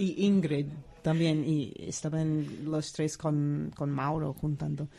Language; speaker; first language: Spanish; non-native, fluent; English